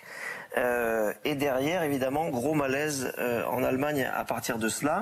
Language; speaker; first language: French; native; French